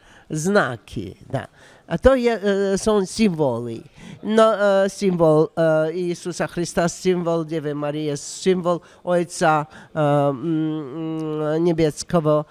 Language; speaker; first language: Polish; non-native, learner; Russian